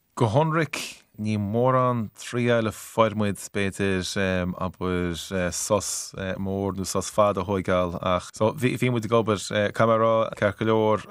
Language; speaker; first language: Irish; native; Irish